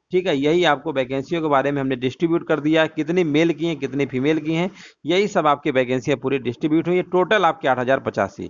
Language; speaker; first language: Hindi; native; Hindi